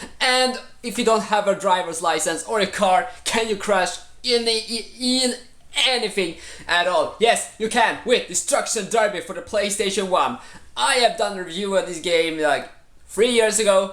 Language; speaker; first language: English; non-native, fluent; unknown